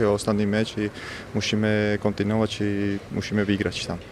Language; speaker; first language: Polish; non-native, learner; Georgian